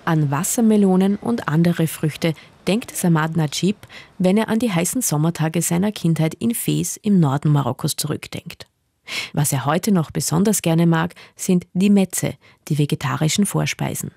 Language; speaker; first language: German; native; German